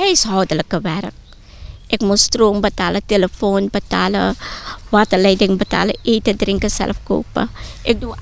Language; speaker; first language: Dutch; non-native, local second language; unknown